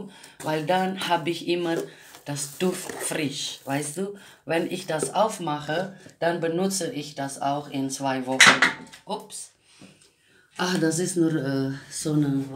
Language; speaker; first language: German; non-native, learner; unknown